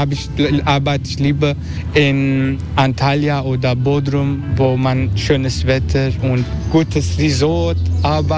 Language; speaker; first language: German; non-native, fluent; Turkish